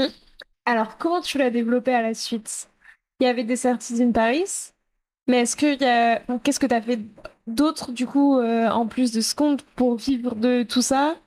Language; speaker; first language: French; native; French